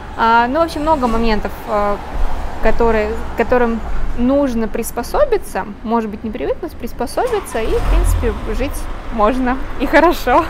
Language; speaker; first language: Russian; native; Russian